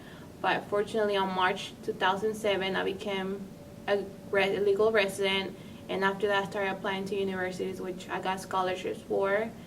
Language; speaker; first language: English; early bilingual, other home language; Spanish